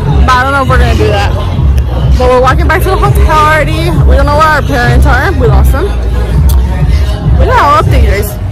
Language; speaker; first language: English; early bilingual, other home language; Spanish